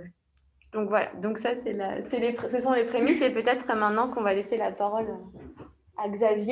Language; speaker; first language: French; native; French